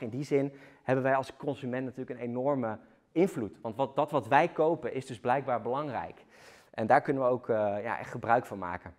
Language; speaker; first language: Dutch; native; Dutch